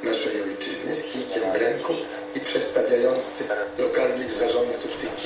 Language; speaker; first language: Polish; native; Polish